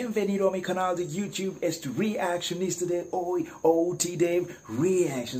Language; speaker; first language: Spanish; non-native, learner; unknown